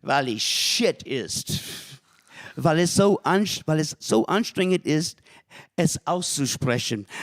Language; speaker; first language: German; non-native, fluent; English